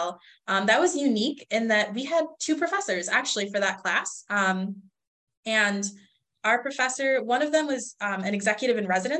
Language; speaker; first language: English; native; English